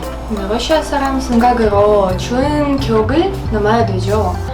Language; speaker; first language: Korean; non-native, learner; Russian